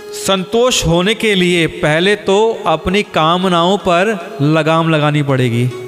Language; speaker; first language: Hindi; native; Hindi